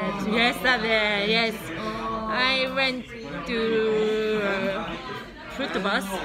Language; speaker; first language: English; non-native, learner; Japanese